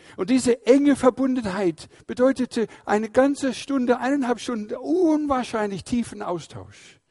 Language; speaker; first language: German; non-native, fluent; English